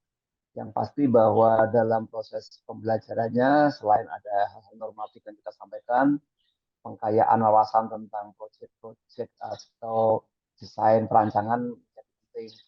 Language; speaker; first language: Indonesian; native; Indonesian